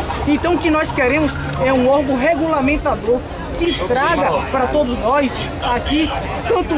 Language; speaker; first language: Portuguese; native; Portuguese